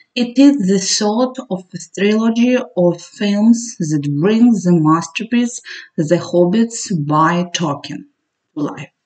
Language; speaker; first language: English; non-native, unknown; Ukrainian